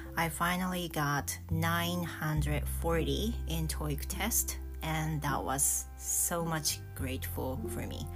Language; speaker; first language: English; non-native, fluent; Japanese